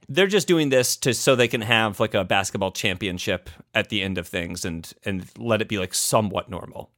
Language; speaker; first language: English; native; English